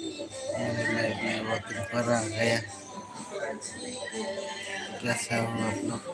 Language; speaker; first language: Hindi; non-native, local second language; Santali